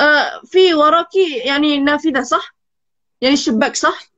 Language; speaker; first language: Arabic; non-native, learner; Malay